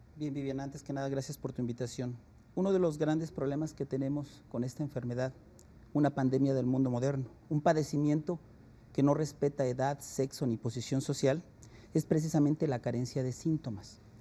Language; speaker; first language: Spanish; native; Spanish